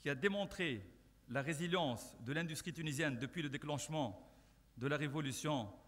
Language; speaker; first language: French; non-native, local second language; Arabic